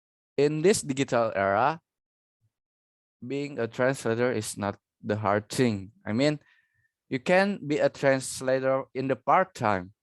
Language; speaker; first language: English; non-native, learner; Indonesian